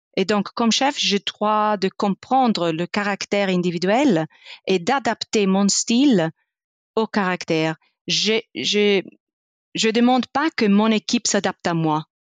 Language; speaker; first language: French; non-native, fluent; Italian